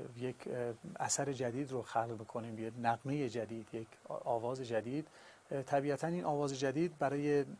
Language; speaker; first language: Persian; non-native, local second language; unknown